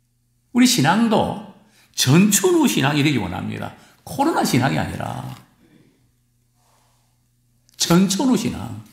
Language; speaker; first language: Korean; native; Korean